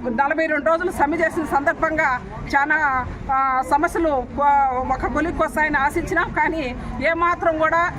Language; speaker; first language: Telugu; native; Telugu